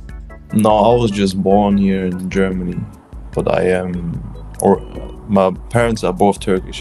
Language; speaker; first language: English; non-native, fluent; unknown